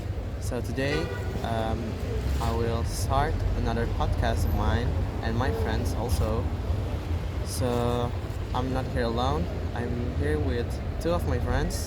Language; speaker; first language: English; non-native, fluent; Indonesian